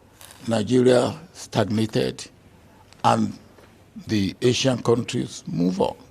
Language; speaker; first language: English; non-native, local second language; Yoruba